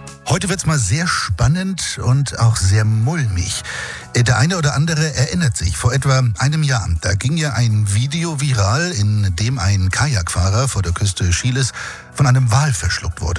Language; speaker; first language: German; native; German